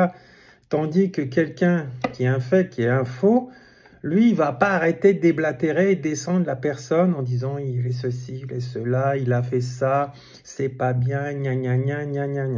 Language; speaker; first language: French; native; French